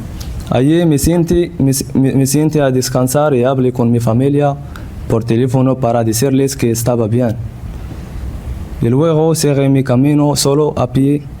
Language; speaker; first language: Spanish; non-native, learner; Central Atlas Tamazight